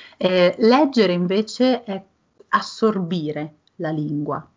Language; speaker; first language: Italian; native; Italian